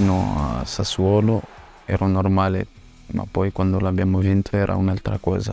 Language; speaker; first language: Italian; non-native, fluent; French